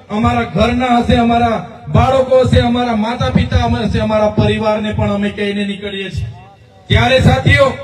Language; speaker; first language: Gujarati; non-native, local second language; Vasavi